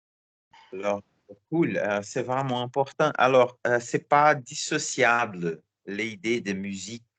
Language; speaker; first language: French; non-native, learner; Portuguese